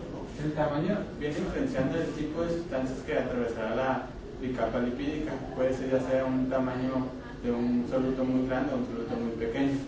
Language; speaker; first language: Spanish; native; Spanish